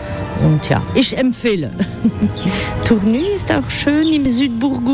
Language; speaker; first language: German; non-native, fluent; French